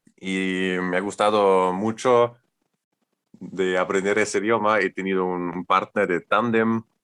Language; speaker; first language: Spanish; non-native, fluent; German